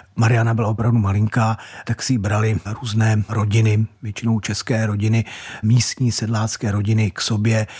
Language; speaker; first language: Czech; native; Czech